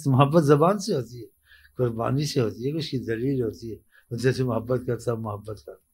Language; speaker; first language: Urdu; native; Urdu